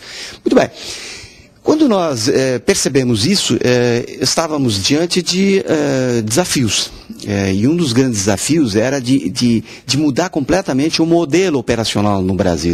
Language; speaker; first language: Portuguese; native; Portuguese